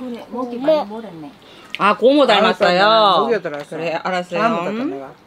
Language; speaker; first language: Korean; native; Korean